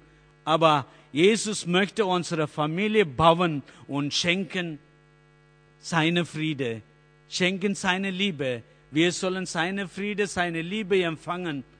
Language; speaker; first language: German; non-native, learner; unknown